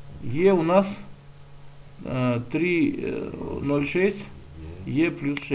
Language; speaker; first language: Russian; native; Russian